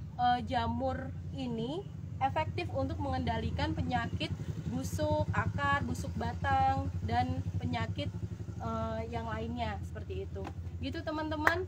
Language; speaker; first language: Indonesian; native; Indonesian